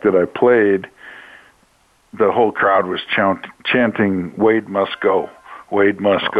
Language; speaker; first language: English; native; English